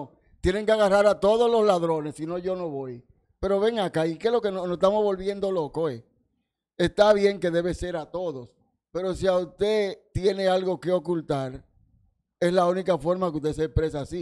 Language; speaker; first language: Spanish; native; Spanish